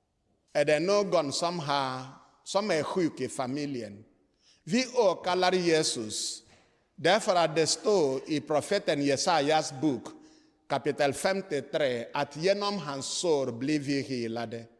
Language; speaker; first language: Swedish; non-native, fluent; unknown